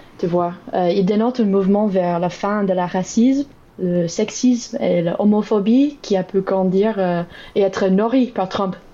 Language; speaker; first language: French; non-native, learner; English